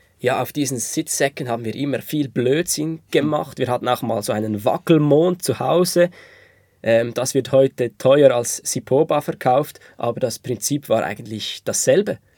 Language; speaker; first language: German; native; German